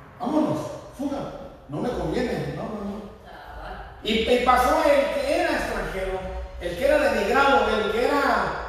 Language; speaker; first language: Spanish; native; Spanish